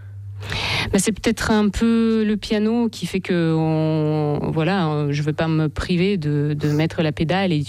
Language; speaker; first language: French; non-native, fluent; Russian